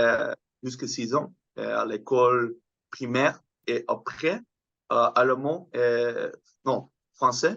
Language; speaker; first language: French; non-native, fluent; Dutch